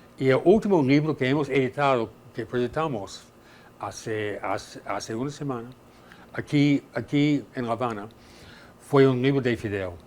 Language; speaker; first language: Spanish; non-native, fluent; English